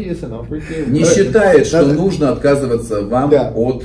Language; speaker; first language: Russian; native; Russian